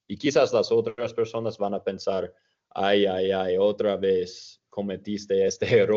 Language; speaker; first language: Spanish; non-native, fluent; English